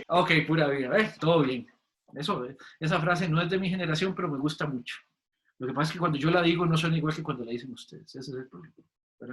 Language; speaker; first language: Spanish; native; Spanish